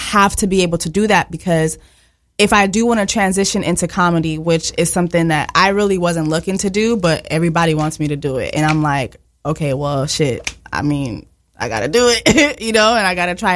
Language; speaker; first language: English; early bilingual, other home language; Haitian Creole